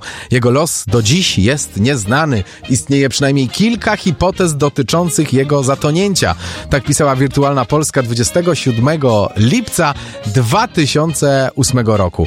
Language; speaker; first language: Polish; native; Polish